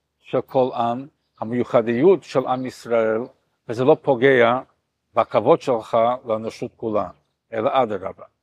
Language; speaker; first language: Hebrew; non-native, fluent; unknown